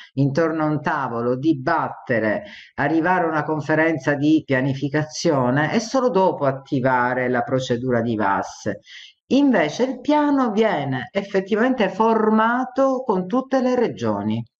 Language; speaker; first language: Italian; native; Italian